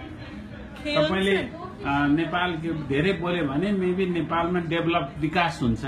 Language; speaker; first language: Nepali; native; Nepali